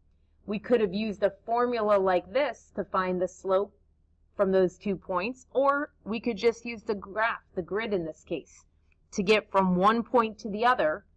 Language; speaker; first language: English; native; English